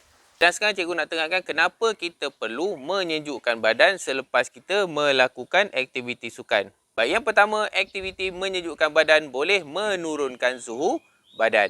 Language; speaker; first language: Malay; native; Malay